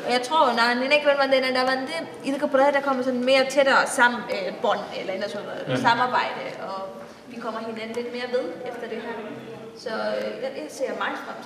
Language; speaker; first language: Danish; early bilingual, other home language; Tamil